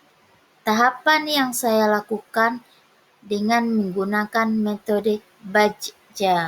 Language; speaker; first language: Indonesian; native; Indonesian